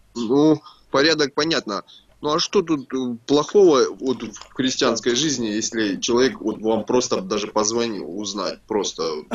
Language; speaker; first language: Russian; native; Russian